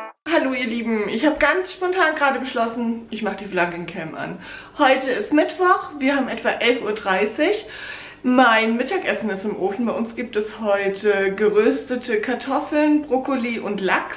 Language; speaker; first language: German; native; German